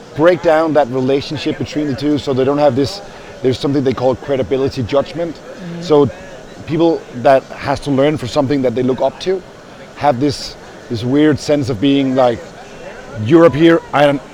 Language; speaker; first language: English; non-native, fluent; Danish